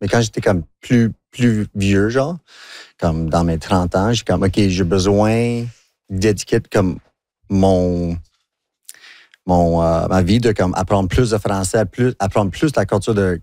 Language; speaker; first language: French; non-native, local second language; English